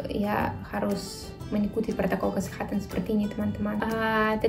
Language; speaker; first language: Indonesian; non-native, fluent; Russian